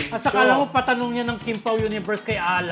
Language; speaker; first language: Filipino; native; Filipino